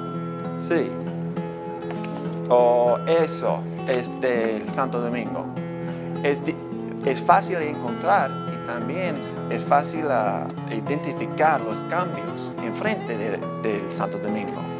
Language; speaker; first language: Spanish; non-native, learner; English